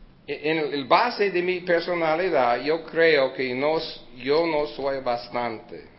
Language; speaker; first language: Spanish; early bilingual, heritage; Spanish